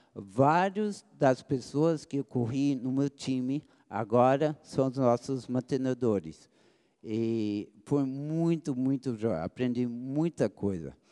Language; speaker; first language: Portuguese; early bilingual, other home language; English